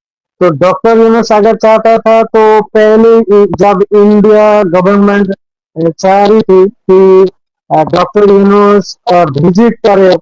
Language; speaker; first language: Hindi; non-native, fluent; Bangla